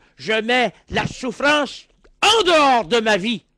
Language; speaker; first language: French; native; French